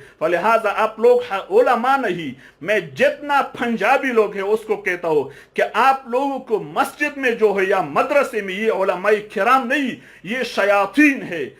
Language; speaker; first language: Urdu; non-native, fluent; Pashto